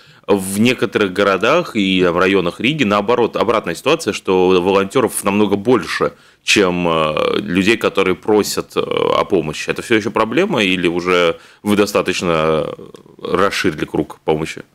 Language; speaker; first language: Russian; native; Russian